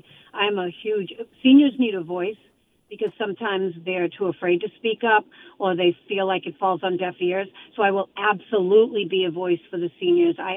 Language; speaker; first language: English; native; English